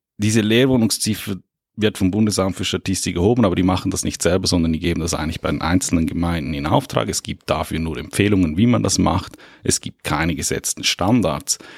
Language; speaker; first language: German; native; German